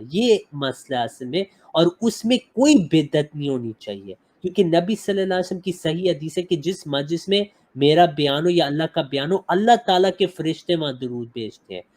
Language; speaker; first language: Urdu; native; Urdu